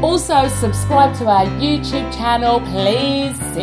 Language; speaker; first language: English; native; English